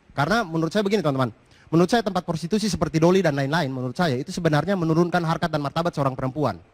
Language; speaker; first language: Indonesian; native; Indonesian